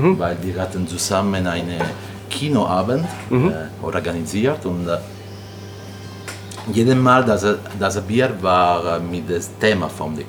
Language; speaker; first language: German; non-native, learner; Italian